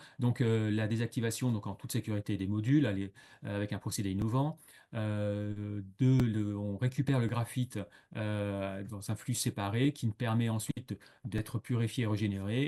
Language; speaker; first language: French; native; French